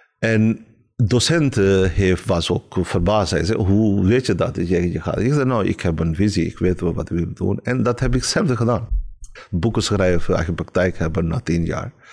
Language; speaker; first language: Dutch; non-native, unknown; Urdu